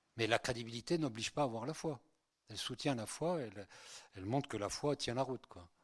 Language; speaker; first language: French; early bilingual, other home language; Spanish